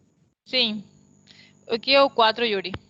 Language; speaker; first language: Portuguese; non-native, fluent; Spanish